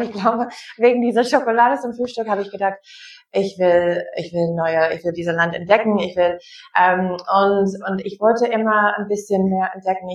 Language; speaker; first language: German; non-native, fluent; English